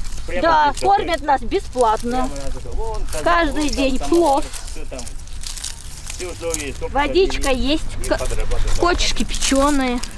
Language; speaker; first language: Russian; non-native, local second language; Uzbek